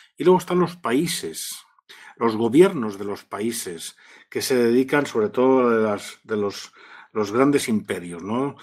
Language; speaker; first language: Spanish; native; Spanish